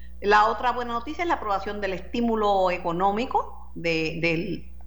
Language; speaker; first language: Spanish; native; Spanish